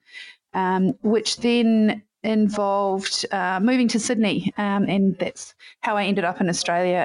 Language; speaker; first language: English; native; English